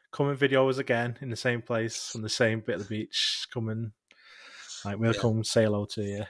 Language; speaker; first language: English; native; English